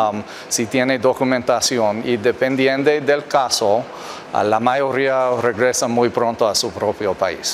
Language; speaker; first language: Spanish; non-native, fluent; English